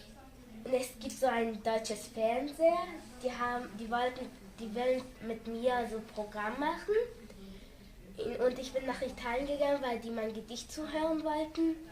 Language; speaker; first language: German; early bilingual, other home language; Arabic